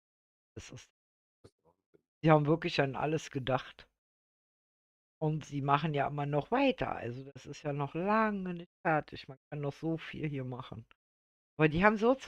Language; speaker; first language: German; native; German